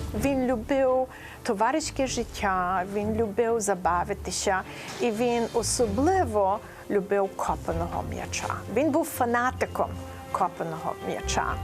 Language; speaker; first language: Ukrainian; early bilingual, heritage; Ukrainian